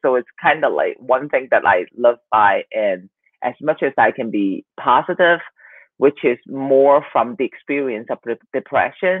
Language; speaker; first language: English; non-native, local second language; Cantonese